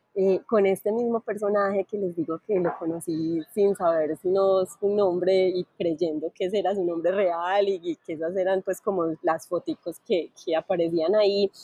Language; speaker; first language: Spanish; native; Spanish